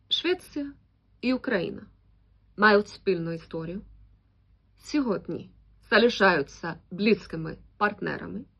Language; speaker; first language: Ukrainian; non-native, fluent; Swedish